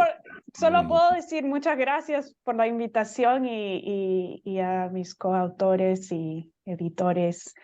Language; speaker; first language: Spanish; non-native, fluent; English